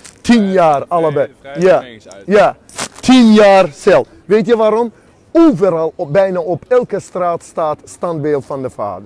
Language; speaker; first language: Dutch; non-native, fluent; Azerbaijani